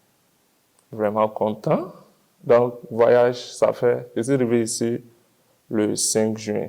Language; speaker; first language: French; non-native, learner; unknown